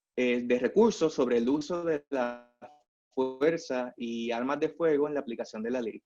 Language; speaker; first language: Spanish; native; Spanish